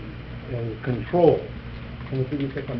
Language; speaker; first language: Spanish; non-native, learner; English